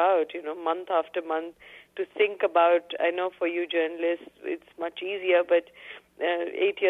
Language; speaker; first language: English; non-native, local second language; Hindi